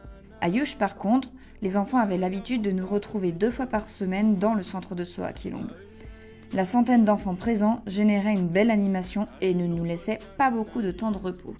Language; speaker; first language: French; native; French